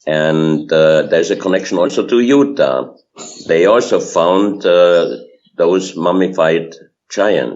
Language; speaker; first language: English; non-native, fluent; German